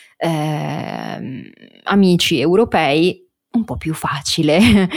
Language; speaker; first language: Italian; native; Italian